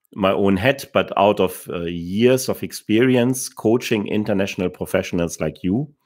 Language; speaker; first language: English; non-native, fluent; German